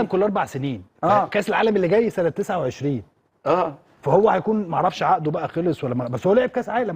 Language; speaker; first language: Arabic; native; Arabic